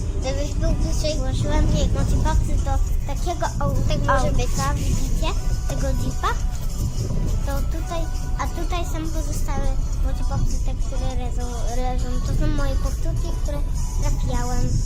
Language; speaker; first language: Polish; native; Polish